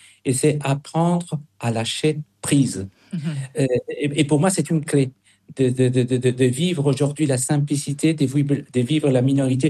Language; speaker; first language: French; non-native, fluent; Spanish